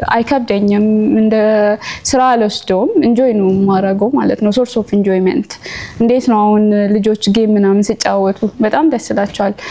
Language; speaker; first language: Amharic; non-native, local second language; Oromo